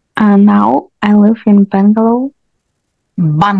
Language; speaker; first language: English; non-native, learner; Russian